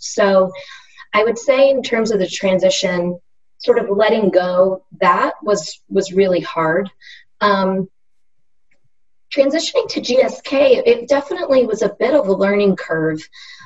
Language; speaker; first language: English; native; English